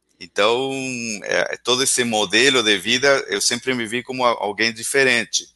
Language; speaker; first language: Portuguese; non-native, fluent; Spanish